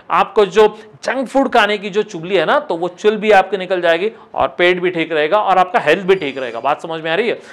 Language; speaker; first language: Hindi; non-native, local second language; Marathi